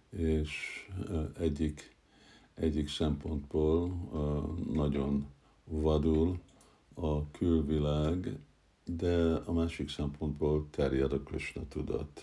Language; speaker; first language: Hungarian; early bilingual, heritage; Hungarian